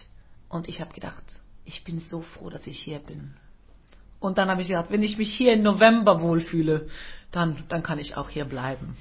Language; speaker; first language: German; non-native, fluent; Norwegian